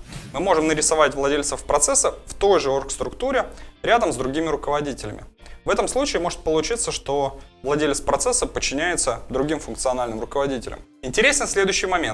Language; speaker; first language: Russian; native; Russian